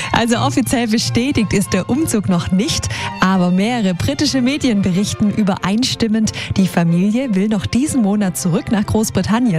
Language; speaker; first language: German; native; German